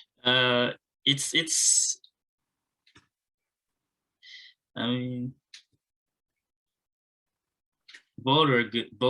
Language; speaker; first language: English; non-native, learner; Japanese